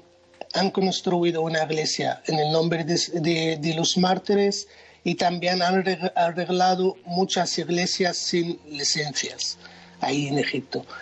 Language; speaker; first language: Spanish; non-native, fluent; Arabic